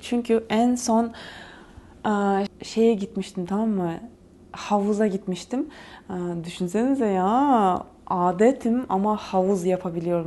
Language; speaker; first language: Turkish; non-native, fluent; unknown